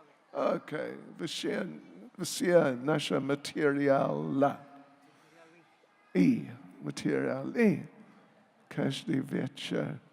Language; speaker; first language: Russian; non-native, learner; English